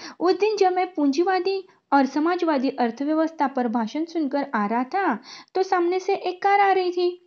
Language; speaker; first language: Hindi; non-native, local second language; Marathi